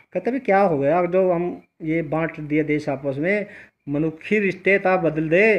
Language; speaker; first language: Hindi; non-native, local second language; Punjabi